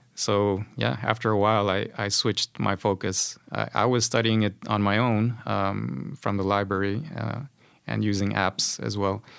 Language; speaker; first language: English; non-native, fluent; Spanish